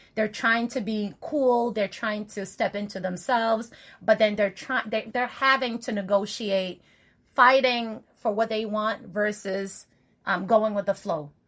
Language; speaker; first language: English; early bilingual, other home language; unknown